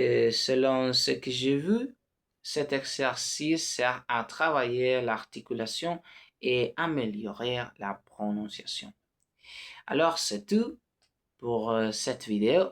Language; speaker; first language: French; non-native, learner; Spanish